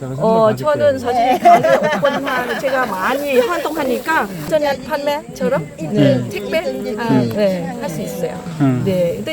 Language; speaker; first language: Korean; non-native, fluent; Vietnamese